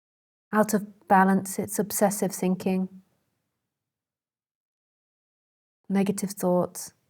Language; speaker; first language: English; native; English